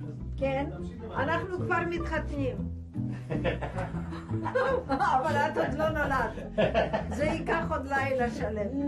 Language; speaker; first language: Hebrew; non-native, fluent; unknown